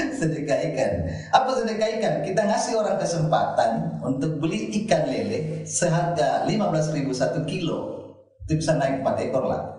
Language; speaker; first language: Indonesian; native; Indonesian